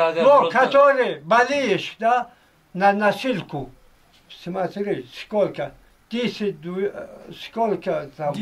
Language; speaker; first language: Russian; non-native, local second language; Uzbek